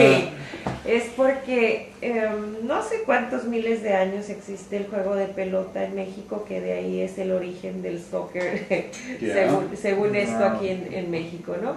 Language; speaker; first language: Spanish; native; Spanish